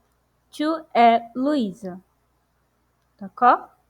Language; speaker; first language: French; non-native, fluent; Portuguese